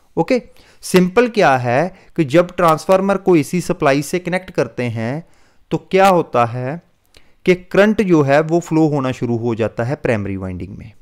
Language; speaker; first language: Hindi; non-native, local second language; Punjabi